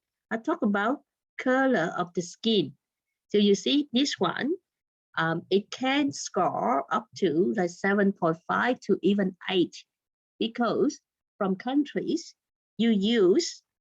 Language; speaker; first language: English; non-native, fluent; Vietnamese